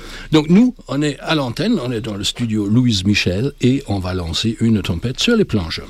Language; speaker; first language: French; native; French